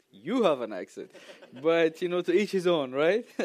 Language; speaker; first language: English; non-native, fluent; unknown